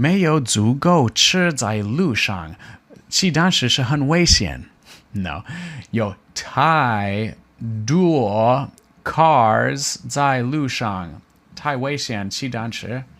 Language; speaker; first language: Chinese; non-native, fluent; English